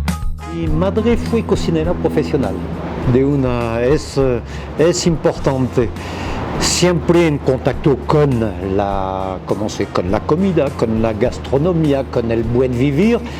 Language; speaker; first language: Spanish; non-native, fluent; French